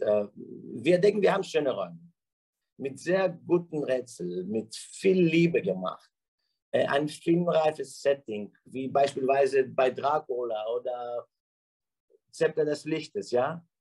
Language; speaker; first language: German; non-native, fluent; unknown